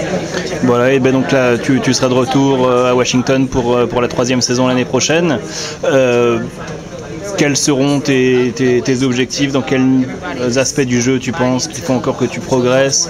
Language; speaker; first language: French; native; French